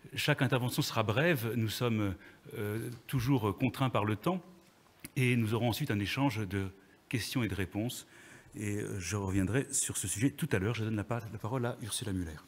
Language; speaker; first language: French; native; French